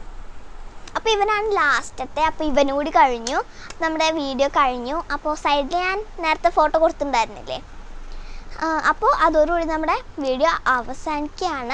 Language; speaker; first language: Malayalam; native; Malayalam